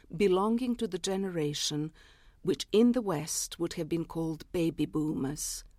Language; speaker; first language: English; non-native, fluent; Serbian